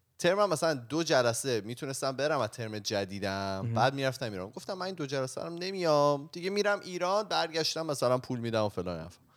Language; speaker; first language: Persian; native; Persian